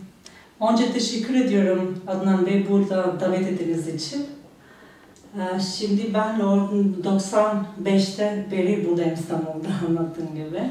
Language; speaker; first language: Turkish; non-native, learner; Albanian